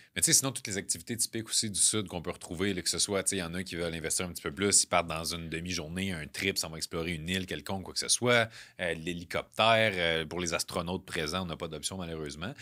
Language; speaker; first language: French; native; French